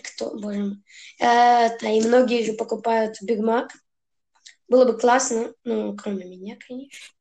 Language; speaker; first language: Russian; early bilingual, heritage; Russian